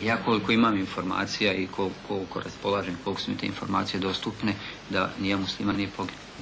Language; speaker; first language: Bosnian; native; Bosnian